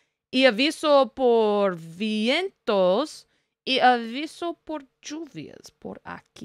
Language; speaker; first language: Spanish; non-native, learner; English